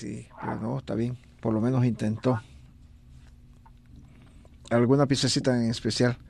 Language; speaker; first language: Spanish; native; Spanish